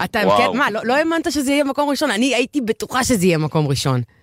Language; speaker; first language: Hebrew; native; Hebrew